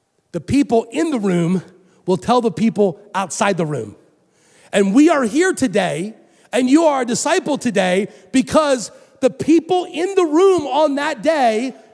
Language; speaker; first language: English; native; English